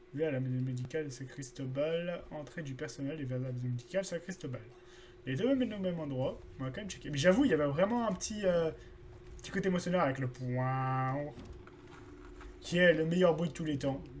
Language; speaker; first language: French; native; French